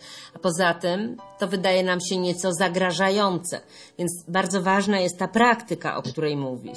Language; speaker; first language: Polish; native; Polish